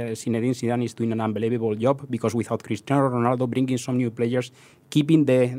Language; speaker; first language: English; non-native, fluent; Spanish